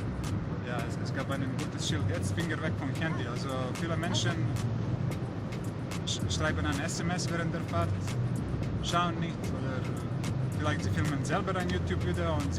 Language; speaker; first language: German; non-native, learner; Serbian